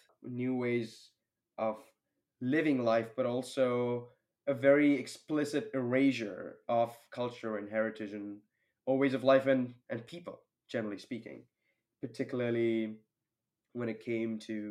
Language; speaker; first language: English; non-native, local second language; Hindi